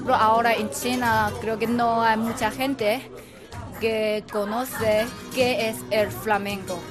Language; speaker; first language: Spanish; non-native, learner; Chinese